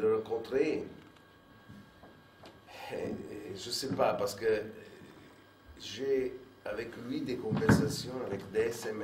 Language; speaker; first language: French; non-native, fluent; Italian